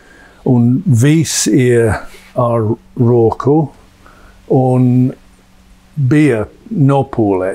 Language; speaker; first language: Latvian; non-native, learner; English